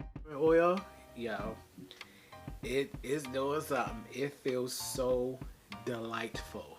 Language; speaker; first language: English; native; English